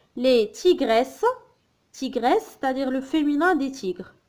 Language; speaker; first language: French; non-native, local second language; Arabic